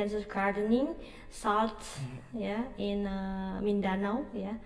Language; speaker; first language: English; non-native, learner; Indonesian